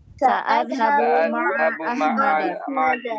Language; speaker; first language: Arabic; non-native, learner; Indonesian